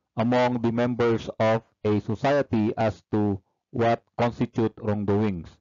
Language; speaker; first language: English; non-native, local second language; Filipino